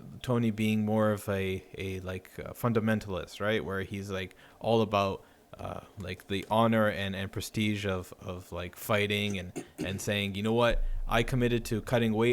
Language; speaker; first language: English; native; English